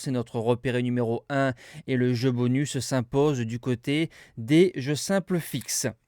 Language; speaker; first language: French; native; French